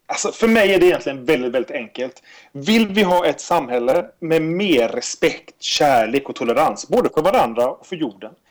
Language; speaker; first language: Swedish; native; Swedish